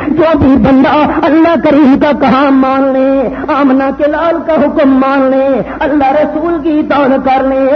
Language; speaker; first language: Urdu; non-native, local second language; Punjabi